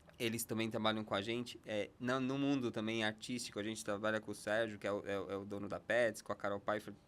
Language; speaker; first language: Portuguese; non-native, fluent; Spanish